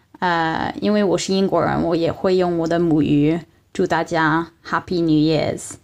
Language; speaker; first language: Chinese; non-native, learner; English